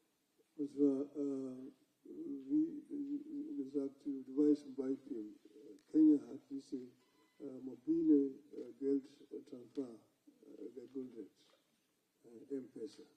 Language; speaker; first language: German; non-native, fluent; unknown